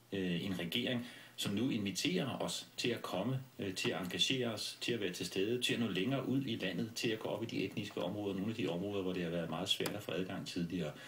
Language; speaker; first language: Danish; native; Danish